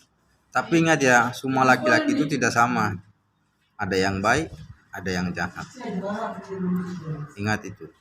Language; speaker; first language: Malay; non-native, learner; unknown